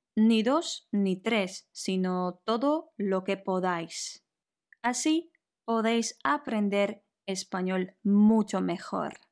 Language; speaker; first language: Spanish; non-native, fluent; Polish